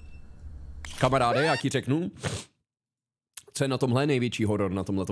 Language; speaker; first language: Czech; native; Czech